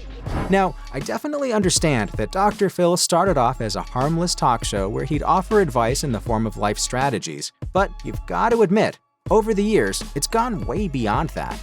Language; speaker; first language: English; native; English